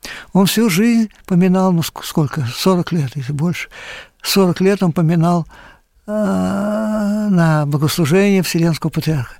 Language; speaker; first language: Russian; native; Russian